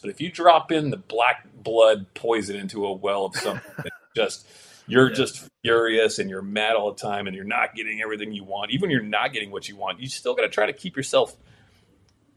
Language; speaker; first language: English; native; English